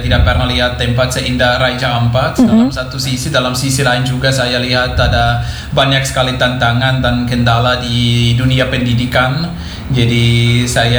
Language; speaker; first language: Indonesian; non-native, fluent; Swiss German